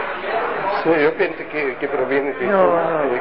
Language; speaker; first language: Spanish; non-native, learner; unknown